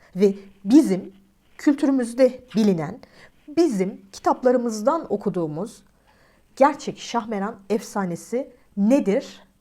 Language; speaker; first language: Turkish; native; Turkish